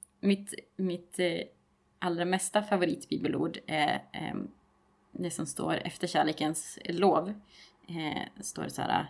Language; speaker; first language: Swedish; native; Swedish